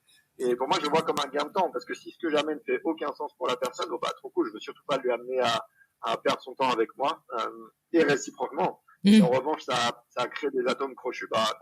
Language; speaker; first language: French; native; French